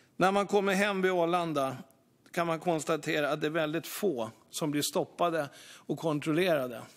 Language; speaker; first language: Swedish; native; Swedish